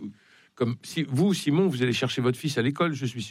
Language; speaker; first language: French; native; French